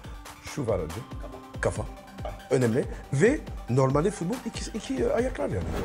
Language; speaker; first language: Turkish; non-native, learner; French